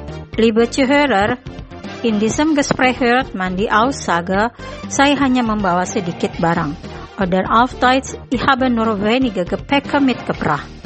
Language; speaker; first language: German; non-native, fluent; Indonesian